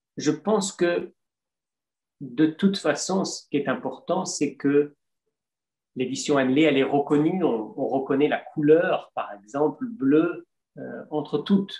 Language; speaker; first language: French; native; French